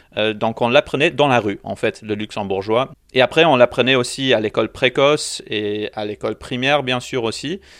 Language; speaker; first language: French; non-native, local second language; English